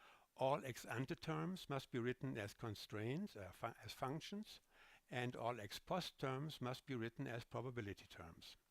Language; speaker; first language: English; non-native, fluent; German